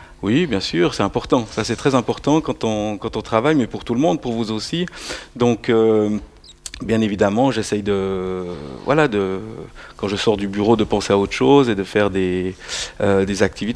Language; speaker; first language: French; native; French